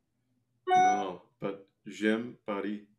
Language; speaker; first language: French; non-native, learner; English